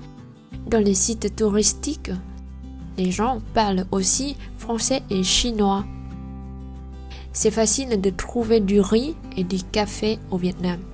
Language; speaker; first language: French; non-native, learner; Vietnamese